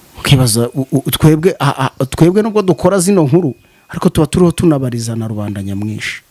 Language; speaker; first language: Kinyarwanda; native; Kinyarwanda